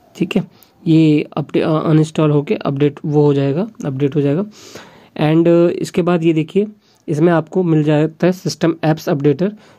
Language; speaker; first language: Hindi; native; Hindi